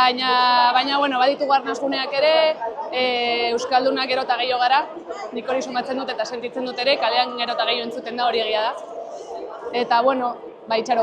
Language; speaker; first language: Basque; non-native, local second language; Spanish